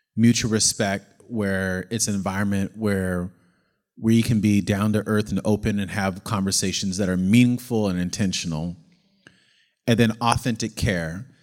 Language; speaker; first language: English; native; English